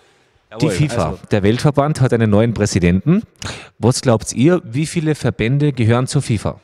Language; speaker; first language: German; native; German